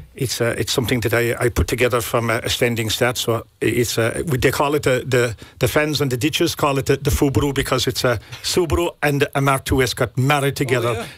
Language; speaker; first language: English; native; English